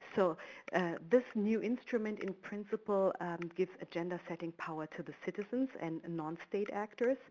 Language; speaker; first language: English; non-native, fluent; German